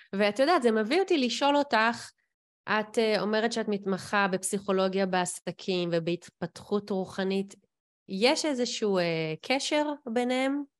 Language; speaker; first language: Hebrew; native; Hebrew